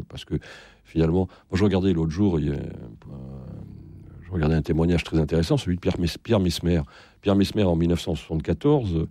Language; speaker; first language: French; native; French